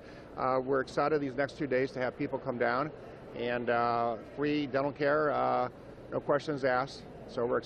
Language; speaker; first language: English; native; English